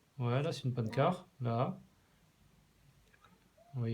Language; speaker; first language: French; native; French